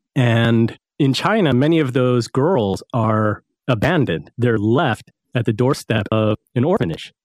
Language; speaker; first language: English; native; English